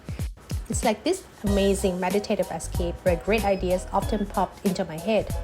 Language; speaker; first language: English; non-native, local second language; Indonesian